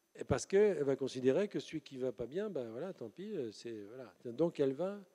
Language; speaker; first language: French; native; French